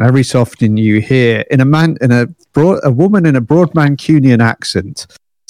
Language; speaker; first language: English; native; English